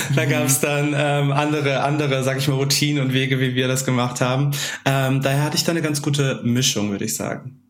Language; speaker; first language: German; native; German